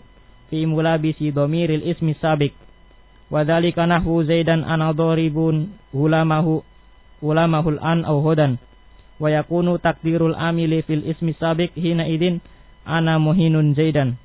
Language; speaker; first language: Arabic; non-native, learner; Indonesian